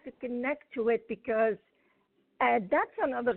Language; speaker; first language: English; non-native, fluent; Arabic